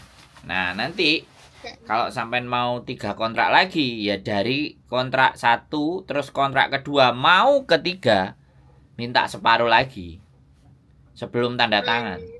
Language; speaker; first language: Indonesian; non-native, local second language; Javanese